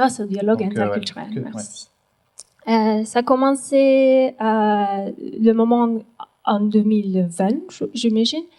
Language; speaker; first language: French; non-native, learner; Turkish